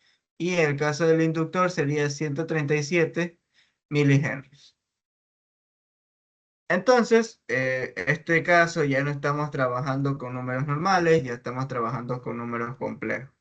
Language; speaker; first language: Spanish; native; Spanish